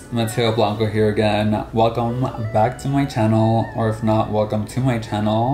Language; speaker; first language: English; native; English